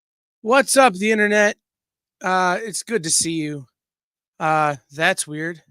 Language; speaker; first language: English; native; English